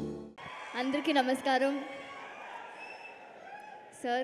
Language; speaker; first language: Telugu; non-native, learner; Tamil